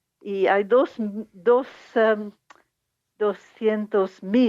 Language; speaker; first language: Spanish; non-native, fluent; English